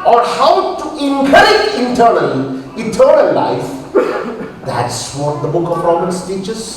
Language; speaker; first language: English; non-native, local second language; Malayalam